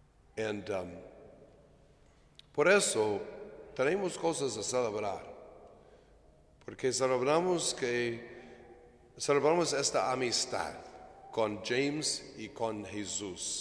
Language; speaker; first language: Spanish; non-native, fluent; English